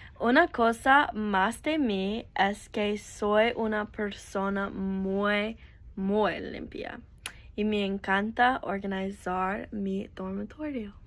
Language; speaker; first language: Spanish; non-native, learner; English